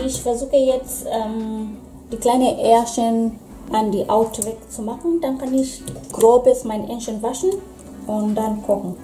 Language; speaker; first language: German; non-native, fluent; Swahili